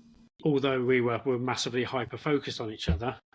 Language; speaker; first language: English; native; English